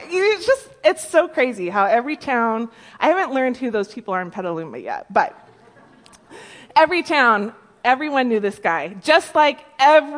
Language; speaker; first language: English; native; English